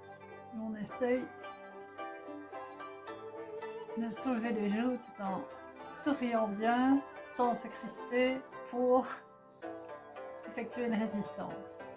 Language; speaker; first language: French; native; French